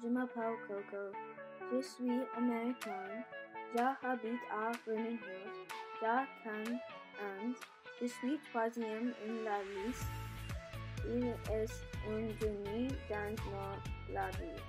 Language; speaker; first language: French; non-native, learner; English